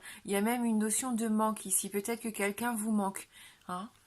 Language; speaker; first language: French; native; French